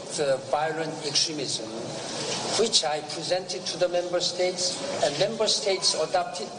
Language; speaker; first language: English; non-native, fluent; Korean